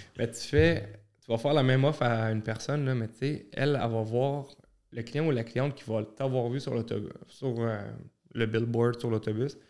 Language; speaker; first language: French; early bilingual, other home language; Arabic